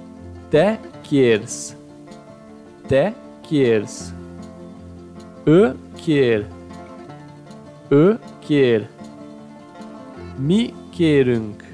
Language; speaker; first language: Hungarian; non-native, learner; Portuguese